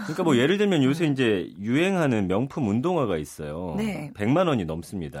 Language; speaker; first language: Korean; native; Korean